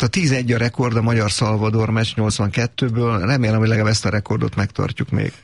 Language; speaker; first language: Hungarian; native; Hungarian